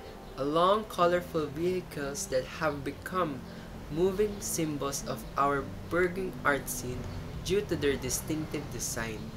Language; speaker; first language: English; non-native, local second language; Filipino